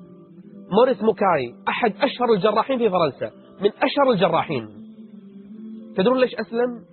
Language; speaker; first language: Arabic; native; Arabic